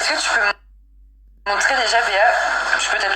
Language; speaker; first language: French; native; French